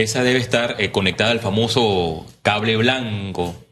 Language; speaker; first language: Spanish; native; Spanish